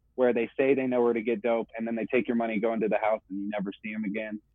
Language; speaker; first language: English; native; English